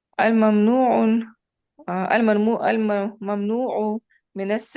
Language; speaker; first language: Arabic; non-native, learner; Urdu